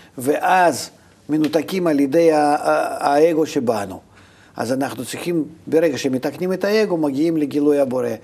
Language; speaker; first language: Hebrew; non-native, fluent; Russian